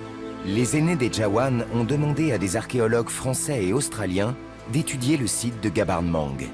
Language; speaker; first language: French; native; French